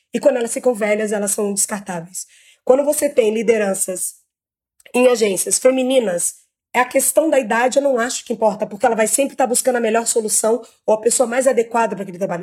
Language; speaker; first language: Portuguese; native; Portuguese